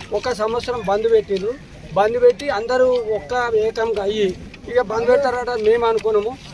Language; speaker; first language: Telugu; native; Telugu